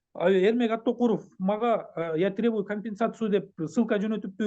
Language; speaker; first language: Russian; non-native, local second language; Kyrgyz